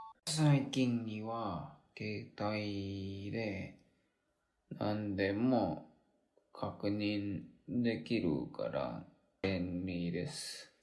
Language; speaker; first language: Japanese; non-native, learner; Korean